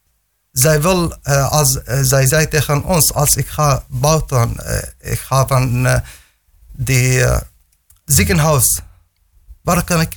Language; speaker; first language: Dutch; non-native, learner; Arabic